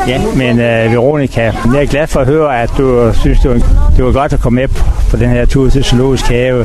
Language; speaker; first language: Danish; native; Danish